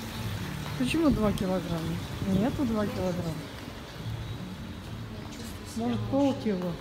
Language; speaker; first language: Russian; native; Russian